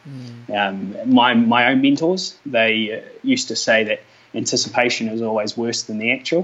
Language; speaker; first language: English; native; English